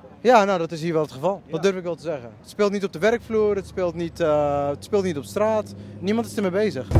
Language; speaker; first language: Dutch; early bilingual, other home language; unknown